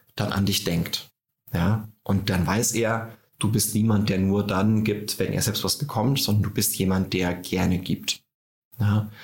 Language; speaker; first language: German; native; German